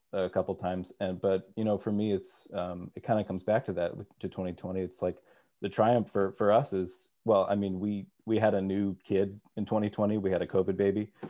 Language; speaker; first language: English; native; English